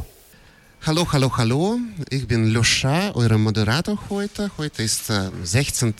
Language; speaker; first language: German; non-native, fluent; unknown